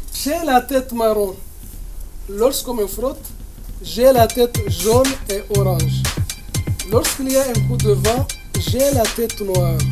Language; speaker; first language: French; non-native, local second language; Comorian